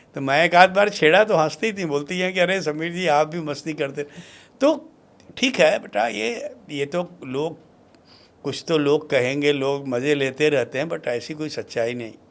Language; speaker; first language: Hindi; non-native, local second language; Bhojpuri